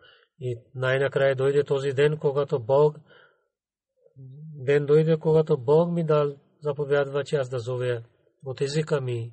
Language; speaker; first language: Bulgarian; non-native, learner; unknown